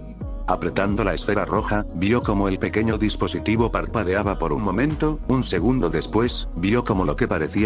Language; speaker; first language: Spanish; native; Spanish